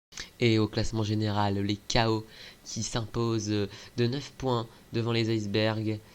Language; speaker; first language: French; native; French